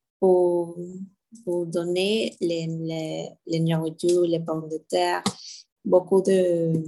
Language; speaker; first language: French; non-native, learner; Spanish